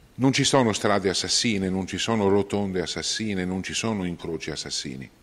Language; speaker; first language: Italian; native; Italian